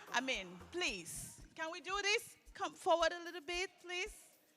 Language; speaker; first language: English; non-native, local second language; Igbo